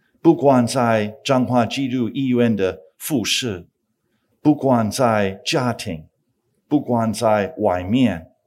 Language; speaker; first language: Chinese; non-native, fluent; English